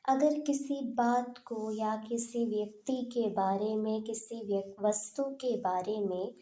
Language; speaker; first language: Hindi; non-native, local second language; Malayalam